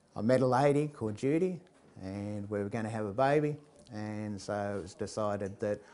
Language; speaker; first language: English; native; English